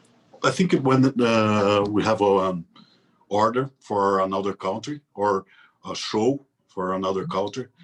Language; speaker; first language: English; non-native, learner; Portuguese